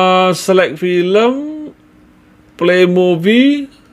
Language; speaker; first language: English; non-native, learner; Indonesian